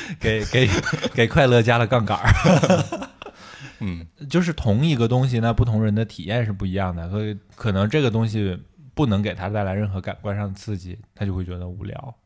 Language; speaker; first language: Chinese; native; Chinese